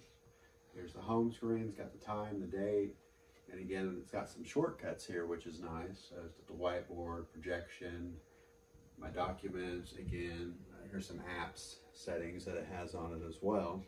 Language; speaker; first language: English; native; English